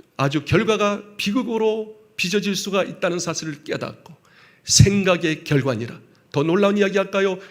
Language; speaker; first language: Korean; native; Korean